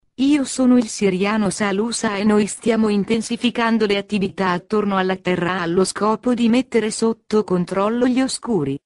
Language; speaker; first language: Italian; native; Italian